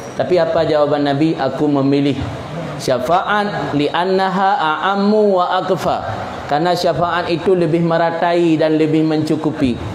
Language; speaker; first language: Malay; non-native, local second language; Achinese